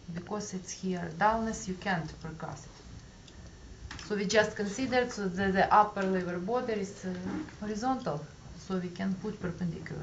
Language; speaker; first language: English; non-native, fluent; Ukrainian